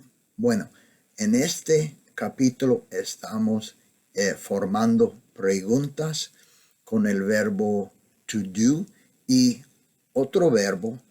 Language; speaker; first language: Spanish; non-native, fluent; English